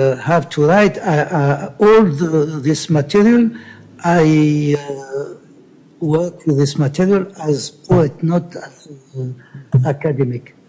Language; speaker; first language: English; non-native, learner; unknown